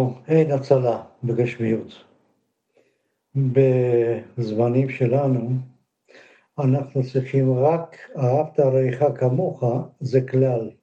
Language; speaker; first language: Hebrew; non-native, learner; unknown